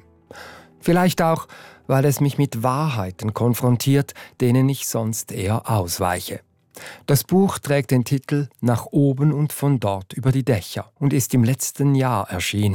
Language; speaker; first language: German; native; German